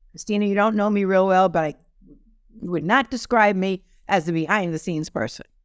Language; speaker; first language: English; native; English